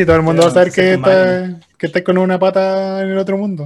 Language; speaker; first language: Spanish; native; Spanish